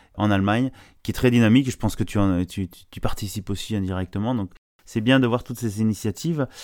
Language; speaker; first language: French; native; French